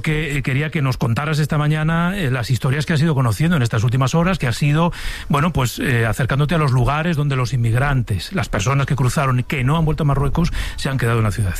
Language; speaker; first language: Spanish; native; Spanish